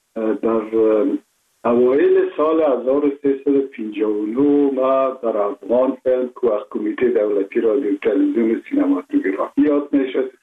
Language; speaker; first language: Persian; native; Persian